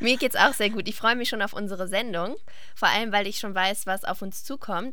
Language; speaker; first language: German; native; German